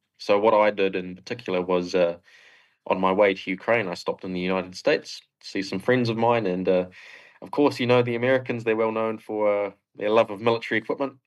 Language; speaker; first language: English; native; English